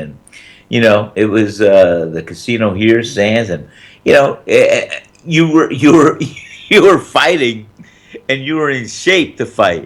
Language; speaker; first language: English; native; English